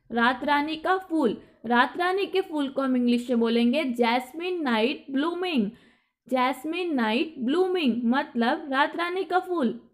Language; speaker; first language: Hindi; native; Hindi